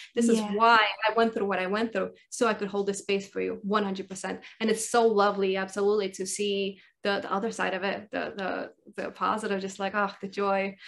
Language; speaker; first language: English; early bilingual, other home language; Russian